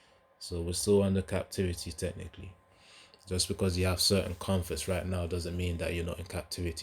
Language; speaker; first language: English; native; English